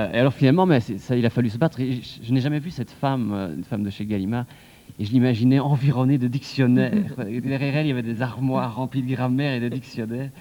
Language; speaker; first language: French; native; French